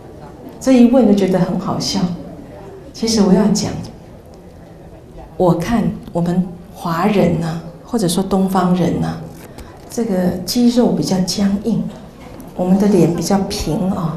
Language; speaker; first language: Chinese; native; Chinese